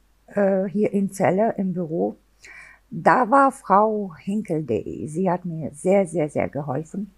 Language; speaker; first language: German; non-native, local second language; Albanian